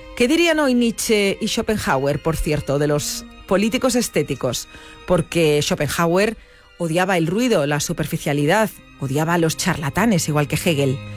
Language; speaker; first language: Spanish; native; Spanish